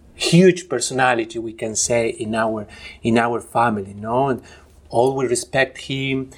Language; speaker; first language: English; non-native, fluent; Spanish